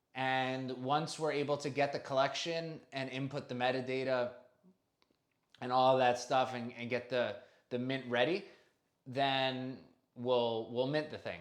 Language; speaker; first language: English; native; English